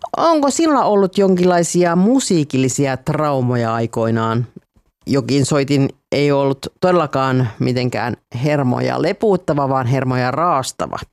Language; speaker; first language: Finnish; native; Finnish